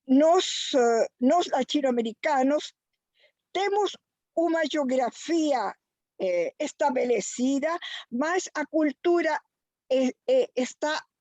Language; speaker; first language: Portuguese; non-native, fluent; Spanish